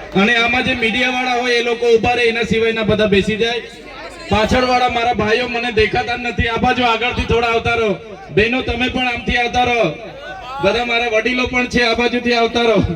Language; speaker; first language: Gujarati; non-native, local second language; Vasavi